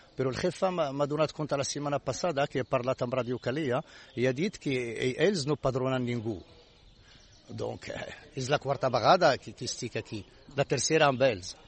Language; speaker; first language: Catalan; non-native, learner; Arabic